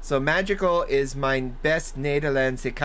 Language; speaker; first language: Dutch; non-native, learner; English